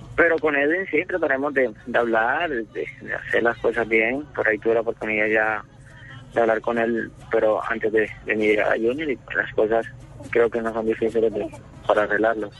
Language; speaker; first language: Spanish; native; Spanish